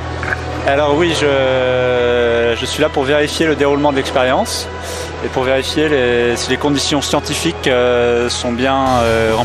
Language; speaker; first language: French; native; French